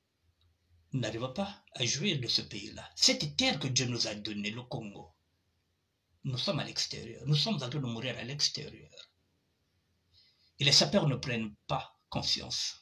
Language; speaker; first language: French; non-native, local second language; Lingala